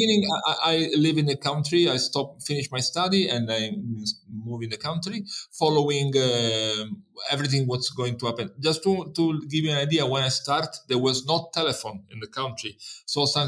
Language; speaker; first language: English; non-native, fluent; Italian